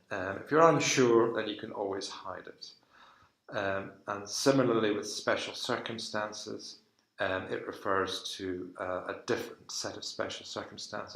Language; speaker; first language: English; native; English